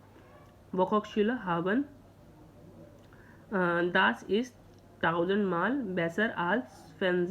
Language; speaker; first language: German; non-native, learner; Hindi